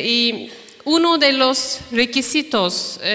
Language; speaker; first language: Spanish; non-native, fluent; Turkish